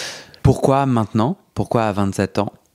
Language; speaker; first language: French; native; French